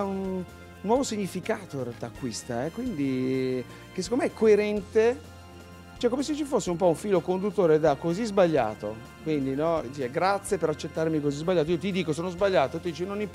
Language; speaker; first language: Italian; native; Italian